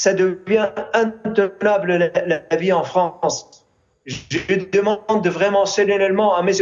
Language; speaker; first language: French; non-native, fluent; Arabic